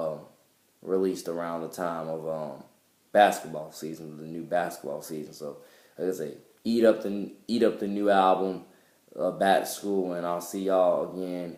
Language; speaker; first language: English; native; English